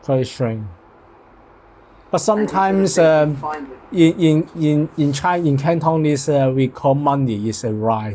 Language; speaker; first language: English; non-native, learner; Cantonese